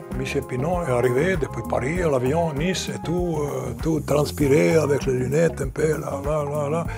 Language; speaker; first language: French; non-native, fluent; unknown